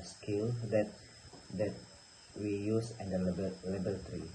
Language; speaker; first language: English; non-native, learner; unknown